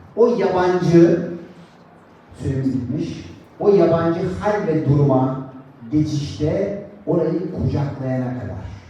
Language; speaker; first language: Turkish; native; Turkish